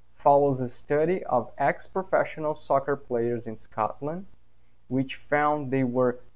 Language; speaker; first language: English; non-native, fluent; Portuguese